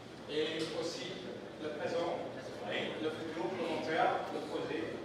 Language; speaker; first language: French; non-native, fluent; Indonesian